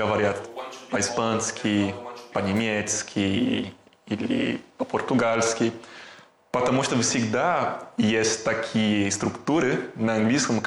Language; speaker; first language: Russian; non-native, learner; Portuguese